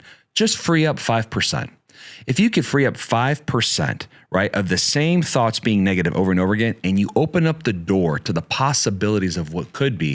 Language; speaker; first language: English; native; English